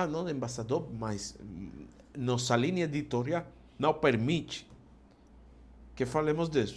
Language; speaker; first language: Portuguese; non-native, fluent; Spanish